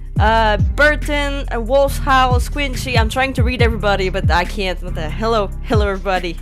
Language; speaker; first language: English; non-native, fluent; French